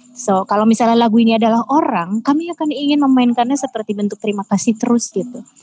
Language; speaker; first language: Indonesian; native; Indonesian